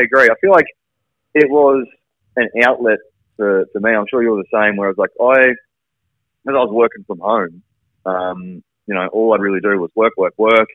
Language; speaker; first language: English; native; English